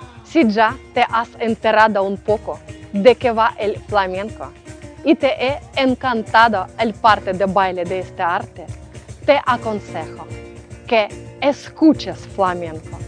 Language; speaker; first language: Spanish; non-native, fluent; Ukrainian